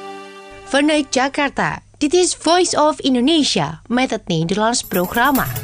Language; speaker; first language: Dutch; non-native, fluent; Indonesian